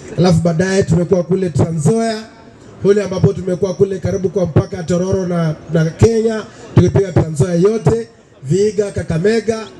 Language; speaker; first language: Swahili; non-native, local second language; Luyia